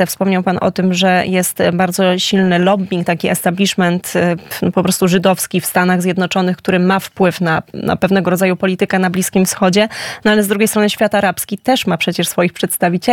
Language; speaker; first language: Polish; native; Polish